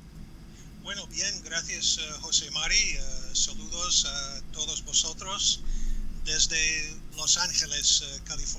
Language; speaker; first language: Spanish; non-native, fluent; English